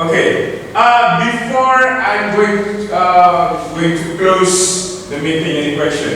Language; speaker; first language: English; non-native, fluent; Indonesian